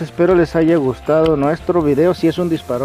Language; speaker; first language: Spanish; native; Spanish